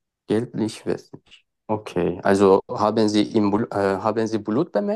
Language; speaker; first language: German; non-native, learner; Turkish